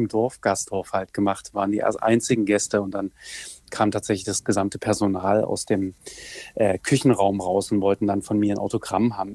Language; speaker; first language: German; native; German